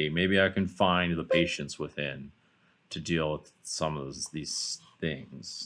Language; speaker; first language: English; native; English